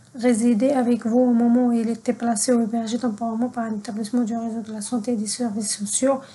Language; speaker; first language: French; non-native, local second language; Arabic